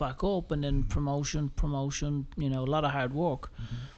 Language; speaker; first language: English; native; English